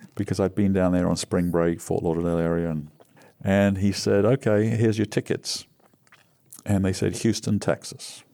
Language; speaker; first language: English; native; English